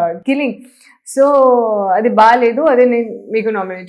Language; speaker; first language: Telugu; non-native, local second language; Hindi